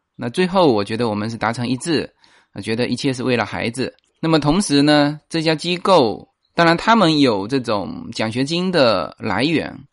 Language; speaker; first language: Chinese; native; Chinese